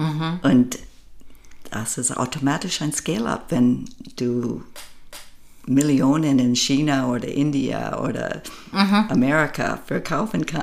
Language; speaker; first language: German; non-native, fluent; English